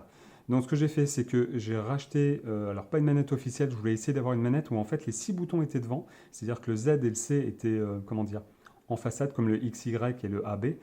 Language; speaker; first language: French; native; French